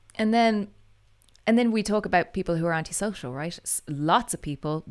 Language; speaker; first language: English; native; English